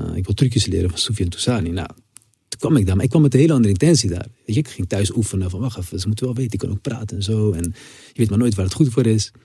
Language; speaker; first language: Dutch; native; Dutch